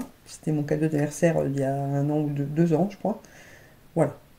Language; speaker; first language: French; native; French